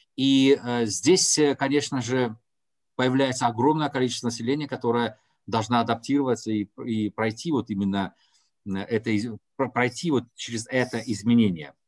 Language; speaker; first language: Russian; non-native, local second language; Tajik